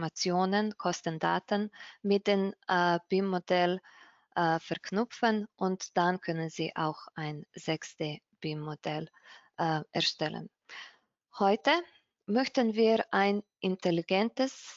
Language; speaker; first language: German; non-native, fluent; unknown